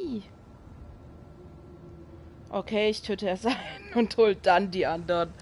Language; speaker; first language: German; native; German